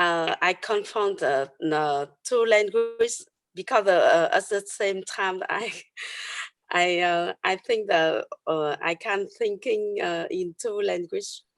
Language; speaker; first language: English; non-native, learner; Vietnamese